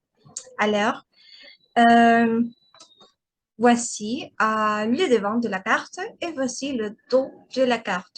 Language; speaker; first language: French; non-native, learner; Spanish